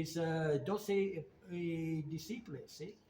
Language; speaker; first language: Spanish; non-native, learner; English